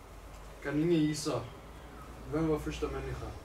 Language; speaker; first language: Swedish; early bilingual, other home language; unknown